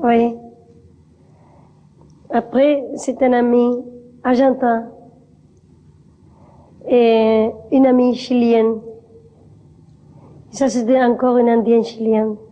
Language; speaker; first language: French; non-native, learner; Spanish